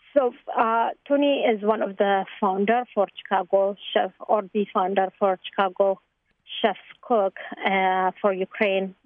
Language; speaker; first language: English; non-native, fluent; Tigrinya